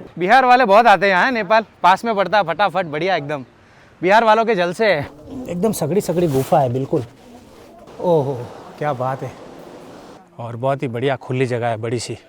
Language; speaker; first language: Hindi; native; Hindi